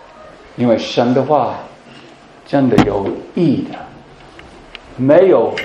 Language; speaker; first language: Chinese; non-native, fluent; English